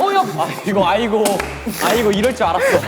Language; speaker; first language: Korean; native; Korean